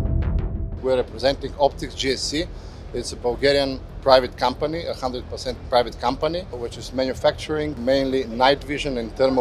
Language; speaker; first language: English; non-native, fluent; Bulgarian